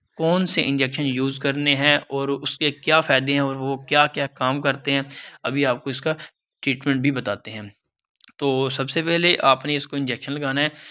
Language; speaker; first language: Urdu; non-native, local second language; Punjabi